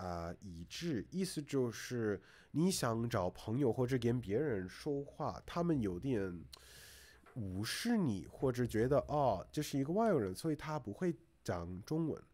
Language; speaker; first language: Chinese; non-native, fluent; English